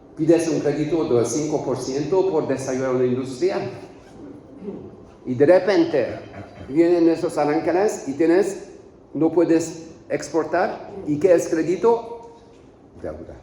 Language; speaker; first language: Spanish; non-native, learner; Hungarian